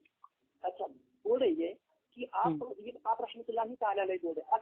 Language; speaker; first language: Hindi; native; Hindi